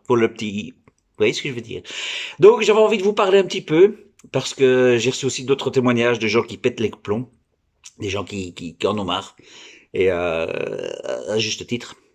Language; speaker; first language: French; native; French